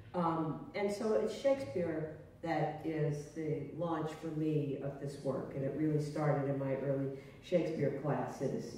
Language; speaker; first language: English; native; English